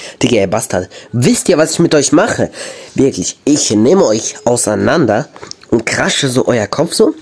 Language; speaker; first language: German; native; German